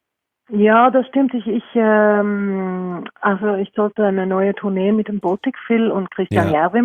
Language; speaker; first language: German; non-native, fluent; Norwegian